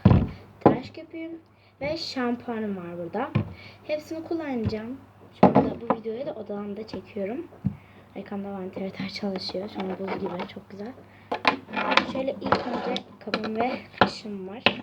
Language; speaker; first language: Turkish; native; Turkish